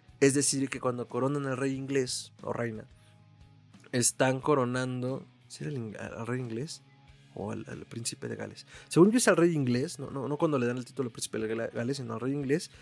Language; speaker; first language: Spanish; native; Spanish